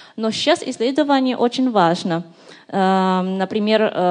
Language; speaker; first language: Russian; non-native, learner; Indonesian